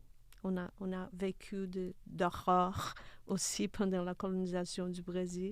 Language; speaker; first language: French; non-native, fluent; Portuguese